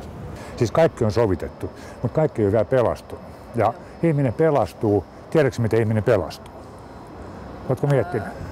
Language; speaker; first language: Finnish; native; Finnish